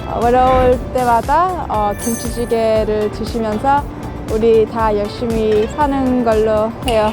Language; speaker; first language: Korean; early bilingual, heritage; English